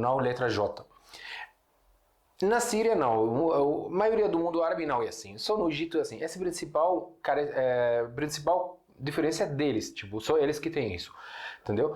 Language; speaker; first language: Portuguese; non-native, fluent; Arabic